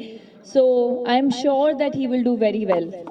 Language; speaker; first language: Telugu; non-native, fluent; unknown